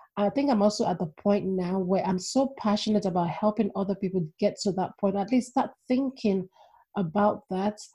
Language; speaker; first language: English; non-native, local second language; Yoruba